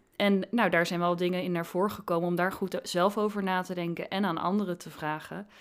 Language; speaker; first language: Dutch; native; Dutch